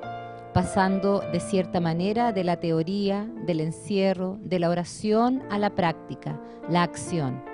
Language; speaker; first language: Spanish; native; Spanish